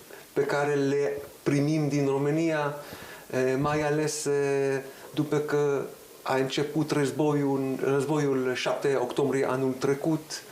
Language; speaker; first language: Romanian; early bilingual, heritage; Hebrew